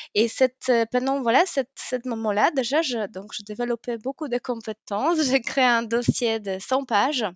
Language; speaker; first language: French; non-native, fluent; Polish